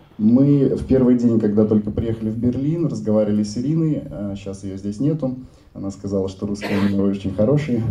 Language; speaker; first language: Russian; native; Russian